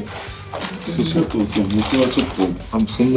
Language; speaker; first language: Japanese; native; Japanese